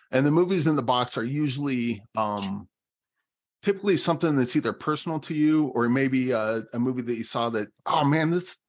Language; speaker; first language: English; native; English